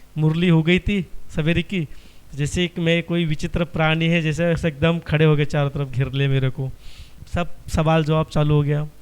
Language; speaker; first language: Hindi; non-native, local second language; Marathi